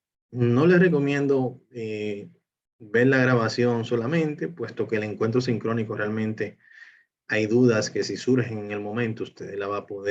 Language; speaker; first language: Spanish; native; Spanish